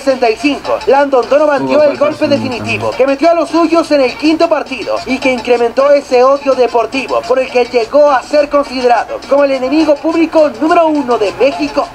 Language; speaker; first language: Spanish; native; Spanish